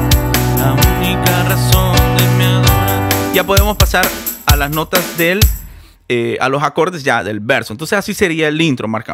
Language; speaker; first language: Spanish; native; Spanish